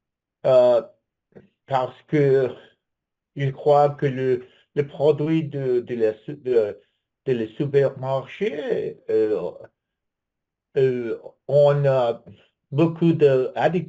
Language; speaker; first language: French; non-native, learner; English